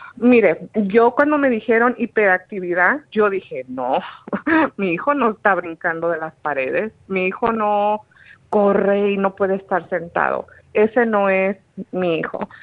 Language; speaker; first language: Spanish; native; Spanish